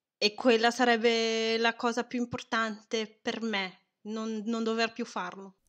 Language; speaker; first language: Italian; non-native, fluent; Portuguese